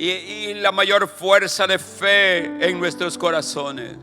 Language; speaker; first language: Spanish; native; Spanish